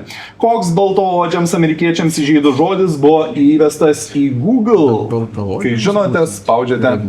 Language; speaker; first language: Lithuanian; native; Lithuanian